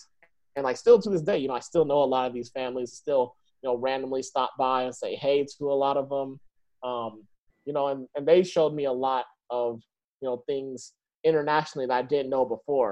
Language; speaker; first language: English; native; English